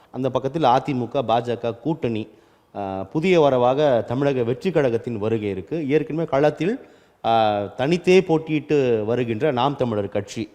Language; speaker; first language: Tamil; native; Tamil